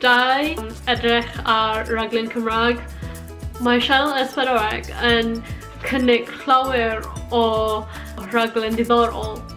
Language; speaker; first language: Welsh; non-native, learner; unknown